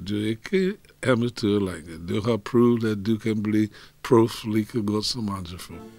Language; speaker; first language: Norwegian; non-native, fluent; English